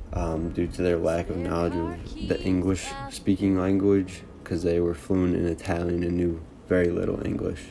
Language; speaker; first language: English; early bilingual, other home language; Italian